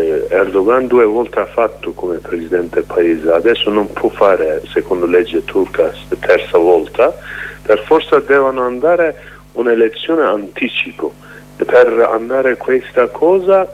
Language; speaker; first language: Italian; non-native, learner; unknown